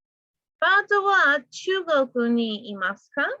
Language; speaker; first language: Japanese; non-native, fluent; English